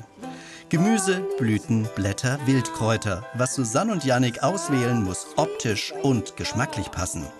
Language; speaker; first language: German; native; German